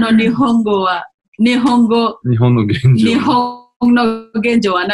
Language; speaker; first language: Japanese; non-native, learner; Indonesian